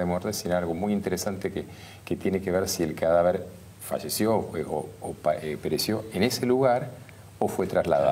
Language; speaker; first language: Spanish; native; Spanish